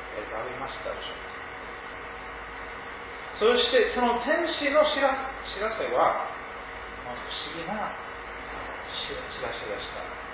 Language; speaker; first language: Japanese; non-native, fluent; English